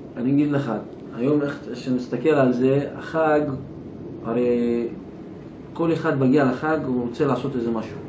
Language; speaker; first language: Hebrew; non-native, local second language; Arabic